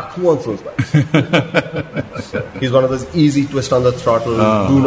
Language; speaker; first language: English; non-native, local second language; Gujarati